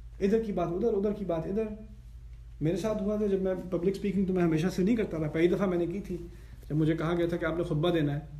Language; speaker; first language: Urdu; early bilingual, heritage; Urdu